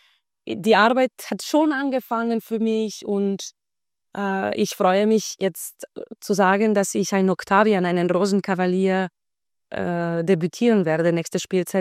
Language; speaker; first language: German; non-native, fluent; Spanish